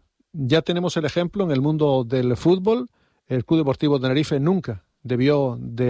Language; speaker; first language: Spanish; native; Spanish